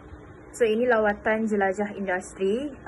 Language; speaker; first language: Malay; native; Malay